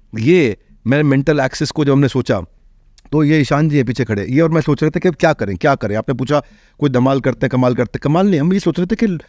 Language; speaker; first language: Hindi; native; Hindi